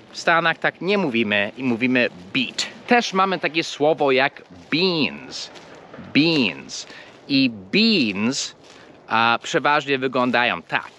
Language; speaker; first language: Polish; non-native, fluent; English